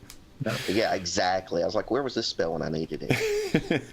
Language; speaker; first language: English; native; English